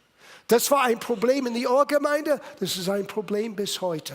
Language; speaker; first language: German; non-native, fluent; English